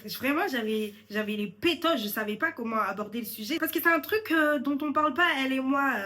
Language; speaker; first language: French; early bilingual, other home language; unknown